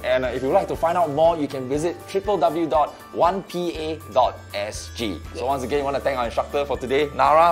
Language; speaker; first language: English; native; English